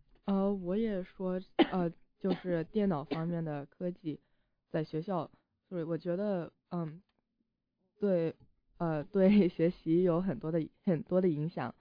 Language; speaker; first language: Chinese; early bilingual, heritage; Chinese